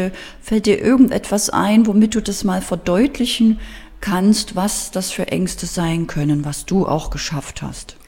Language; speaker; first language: German; native; German